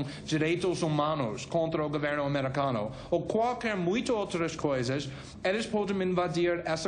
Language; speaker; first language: Portuguese; non-native, fluent; English